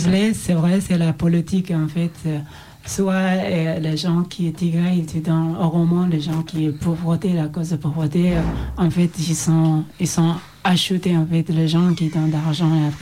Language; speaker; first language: French; non-native, learner; Oromo